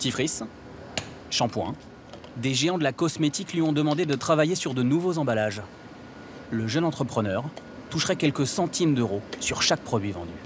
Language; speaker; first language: French; native; French